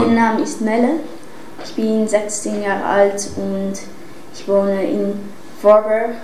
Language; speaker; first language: German; non-native, learner; Dutch